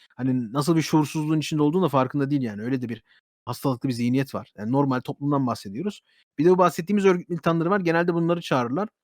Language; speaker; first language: Turkish; early bilingual, heritage; Turkish